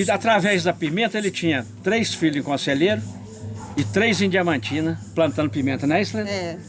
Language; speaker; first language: Portuguese; native; Portuguese